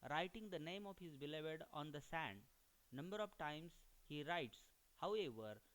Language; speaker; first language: English; non-native, local second language; Marathi